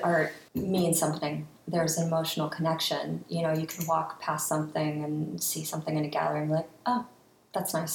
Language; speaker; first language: English; native; English